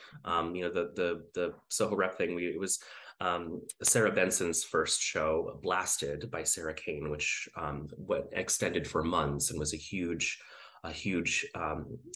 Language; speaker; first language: English; native; English